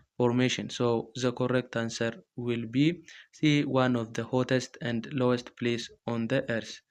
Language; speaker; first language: English; non-native, local second language; Amharic